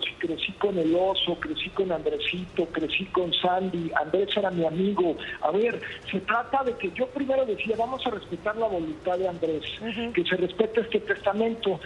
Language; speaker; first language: Spanish; native; Spanish